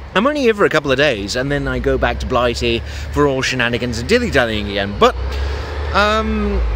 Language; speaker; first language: English; native; English